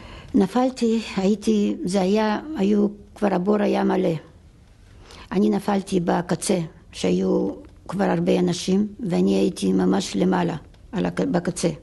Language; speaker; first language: Hebrew; non-native, fluent; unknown